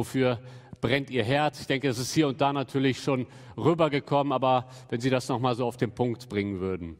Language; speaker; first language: German; native; German